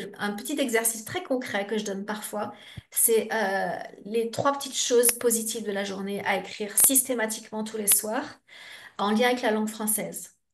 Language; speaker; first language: French; native; French